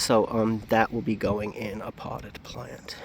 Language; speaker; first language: English; native; English